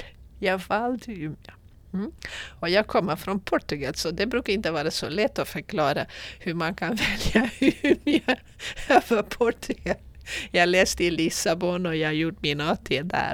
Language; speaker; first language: Swedish; non-native, fluent; Portuguese